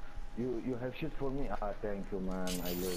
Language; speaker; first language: English; non-native, learner; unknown